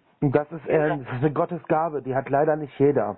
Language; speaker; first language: German; native; German